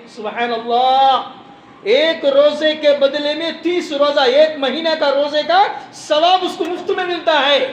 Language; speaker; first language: Hindi; non-native, local second language; Tamil